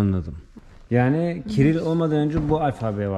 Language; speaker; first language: Turkish; native; Turkish